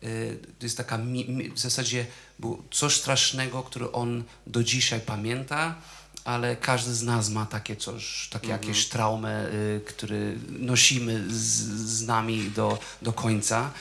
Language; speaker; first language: Polish; non-native, fluent; Portuguese